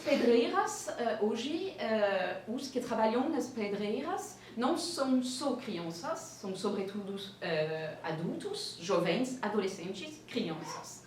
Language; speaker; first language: Portuguese; non-native, fluent; French